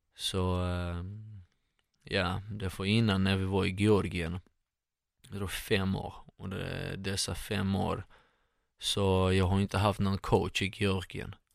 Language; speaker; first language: Swedish; non-native, fluent; Russian